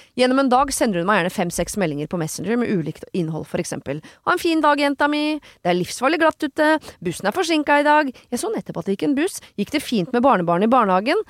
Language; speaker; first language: Norwegian; native; Norwegian